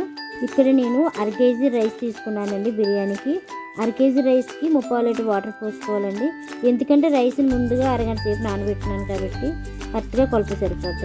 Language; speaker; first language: Telugu; native; Telugu